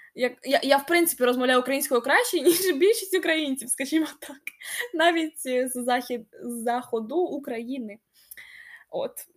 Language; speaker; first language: Ukrainian; non-native, local second language; Russian